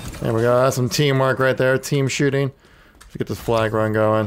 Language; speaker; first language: English; native; English